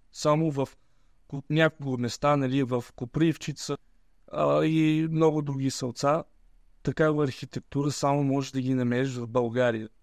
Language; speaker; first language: Bulgarian; early bilingual, heritage; Bulgarian